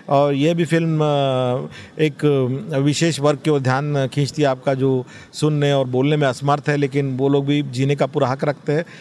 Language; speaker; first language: Hindi; non-native, local second language; Marathi